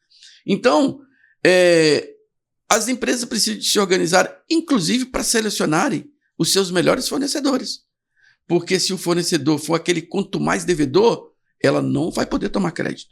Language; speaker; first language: Portuguese; native; Portuguese